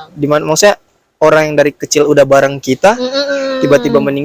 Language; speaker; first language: Indonesian; native; Indonesian